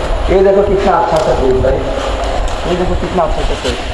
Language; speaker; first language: Hindi; non-native, learner; Bangla